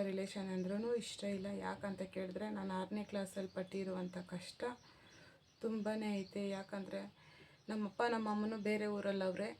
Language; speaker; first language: Kannada; non-native, local second language; Telugu